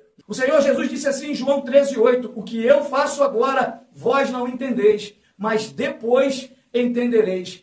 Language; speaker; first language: Portuguese; native; Portuguese